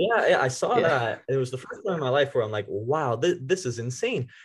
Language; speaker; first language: English; native; English